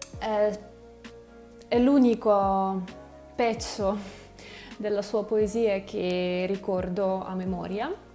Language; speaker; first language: Italian; non-native, fluent; Russian